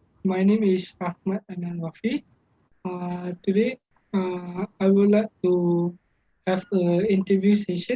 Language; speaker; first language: English; non-native, local second language; Malay